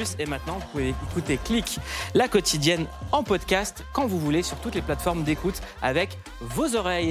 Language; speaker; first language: French; native; French